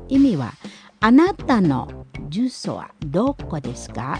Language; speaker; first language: Japanese; non-native, fluent; Indonesian